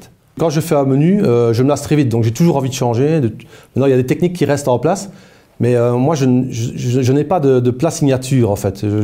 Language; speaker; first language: French; native; French